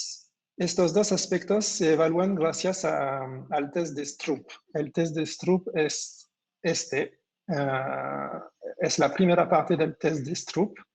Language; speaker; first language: Spanish; non-native, fluent; French